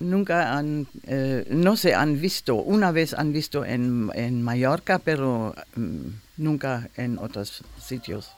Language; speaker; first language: Spanish; non-native, learner; German